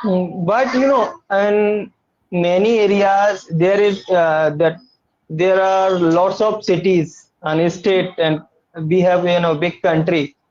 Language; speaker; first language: English; non-native, learner; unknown